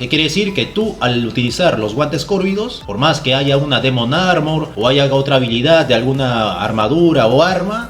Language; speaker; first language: Spanish; native; Spanish